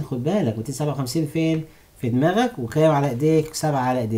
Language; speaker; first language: Arabic; native; Arabic